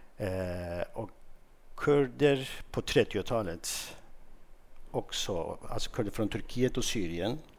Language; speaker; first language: Swedish; non-native, fluent; Kurdish